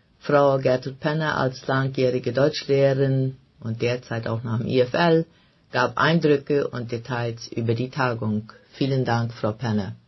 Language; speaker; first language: German; non-native, local second language; Plautdietsch